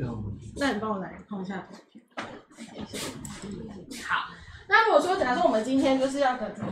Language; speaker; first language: Chinese; native; Chinese